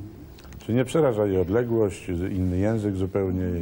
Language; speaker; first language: Polish; native; Polish